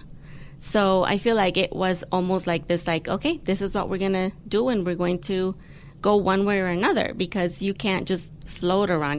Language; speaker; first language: English; non-native, fluent; Spanish